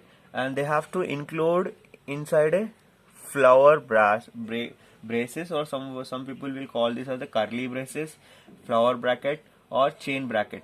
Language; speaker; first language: English; non-native, local second language; Telugu